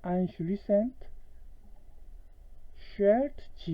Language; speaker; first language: German; non-native, fluent; Korean